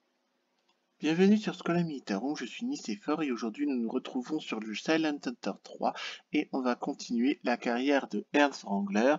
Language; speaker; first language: French; native; French